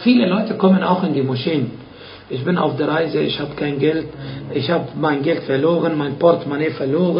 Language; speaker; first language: German; non-native, fluent; Arabic